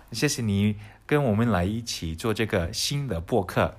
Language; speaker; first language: Chinese; early bilingual, heritage; English